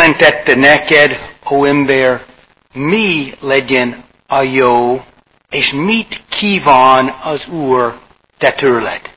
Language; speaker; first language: Hungarian; non-native, fluent; English